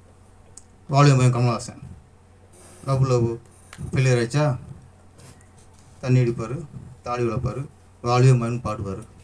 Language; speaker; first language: Tamil; native; Tamil